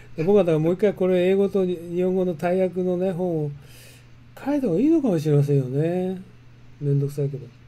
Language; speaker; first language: Japanese; native; Japanese